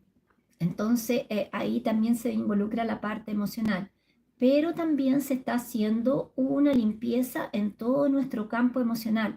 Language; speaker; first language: Spanish; native; Spanish